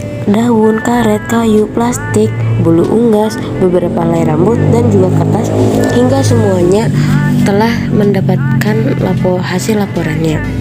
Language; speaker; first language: Indonesian; native; Indonesian